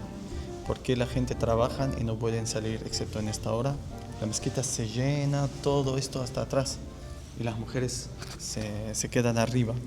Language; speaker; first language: Spanish; non-native, fluent; Arabic